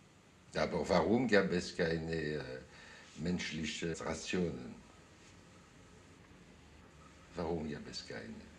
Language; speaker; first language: German; non-native, fluent; French